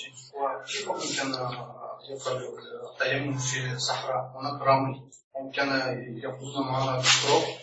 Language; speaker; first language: Arabic; non-native, learner; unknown